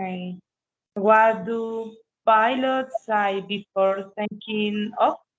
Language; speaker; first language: English; non-native, learner; Spanish